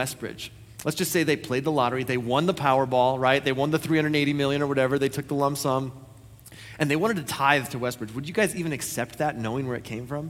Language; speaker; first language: English; native; English